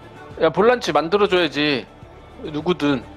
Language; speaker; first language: Korean; native; Korean